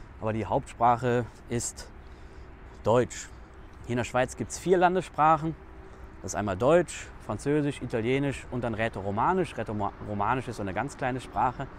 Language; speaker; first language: German; native; German